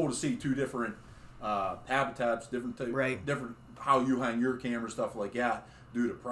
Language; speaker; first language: English; native; English